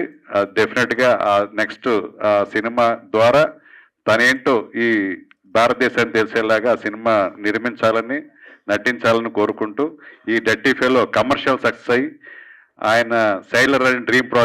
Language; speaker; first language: Telugu; native; Telugu